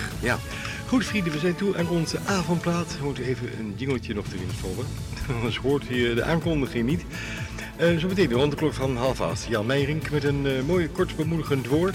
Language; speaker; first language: Dutch; native; Dutch